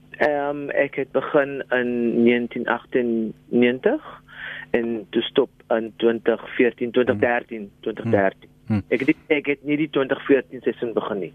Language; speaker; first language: Afrikaans; non-native, local second language; English